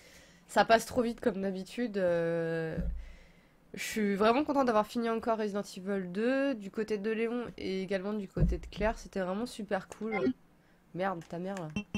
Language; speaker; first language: French; native; French